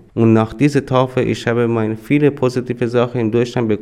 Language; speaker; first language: German; non-native, learner; Persian